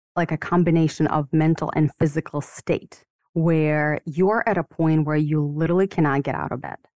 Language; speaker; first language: English; non-native, fluent; Ukrainian